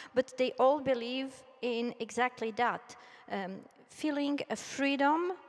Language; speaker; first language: English; non-native, fluent; Polish